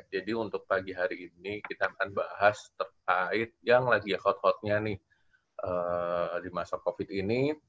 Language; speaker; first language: Indonesian; native; Indonesian